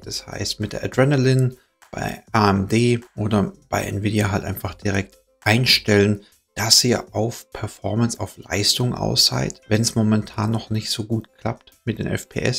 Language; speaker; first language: German; native; German